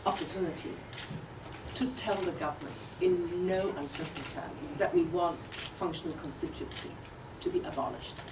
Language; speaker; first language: English; non-native, local second language; Chinese